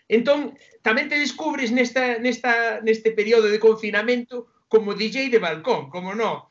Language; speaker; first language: Galician; non-native, local second language; Spanish